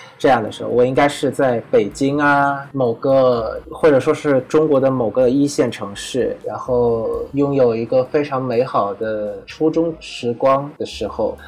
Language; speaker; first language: Chinese; non-native, fluent; Vietnamese